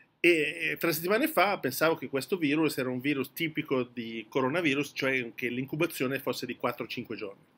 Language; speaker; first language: Italian; early bilingual, heritage; French